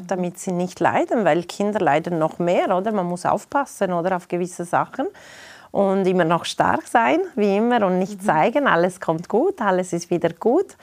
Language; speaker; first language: German; non-native, local second language; Italian